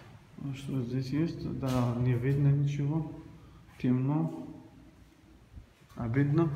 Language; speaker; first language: Russian; non-native, learner; Arabic